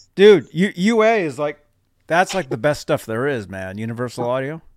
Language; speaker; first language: English; native; English